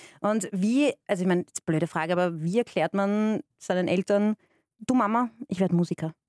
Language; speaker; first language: German; native; German